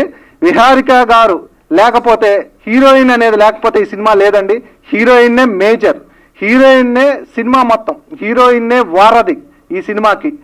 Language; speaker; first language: Telugu; native; Telugu